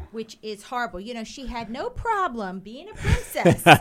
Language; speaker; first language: English; native; English